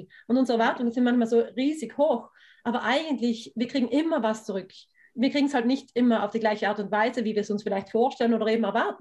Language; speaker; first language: German; native; German